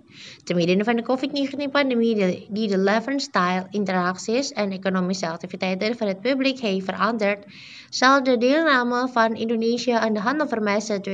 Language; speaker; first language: Dutch; non-native, fluent; Indonesian